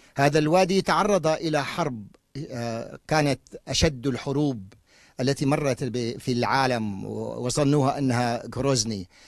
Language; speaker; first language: Arabic; native; Arabic